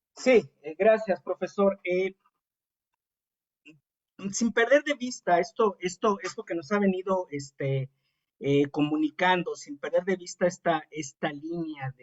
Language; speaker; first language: Spanish; native; Spanish